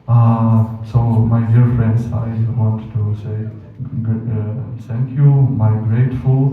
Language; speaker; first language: English; non-native, learner; Ukrainian